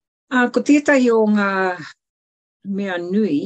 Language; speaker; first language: Māori; non-native, local second language; English